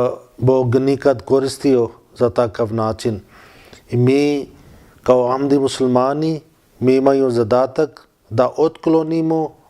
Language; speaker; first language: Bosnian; non-native, fluent; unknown